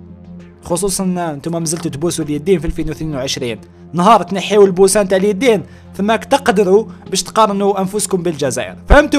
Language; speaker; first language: Arabic; native; Arabic